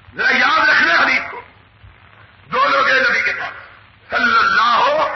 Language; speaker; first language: Urdu; non-native, local second language; Punjabi